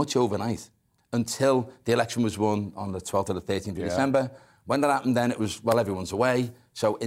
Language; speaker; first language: English; native; English